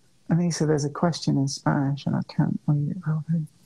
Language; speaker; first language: English; native; English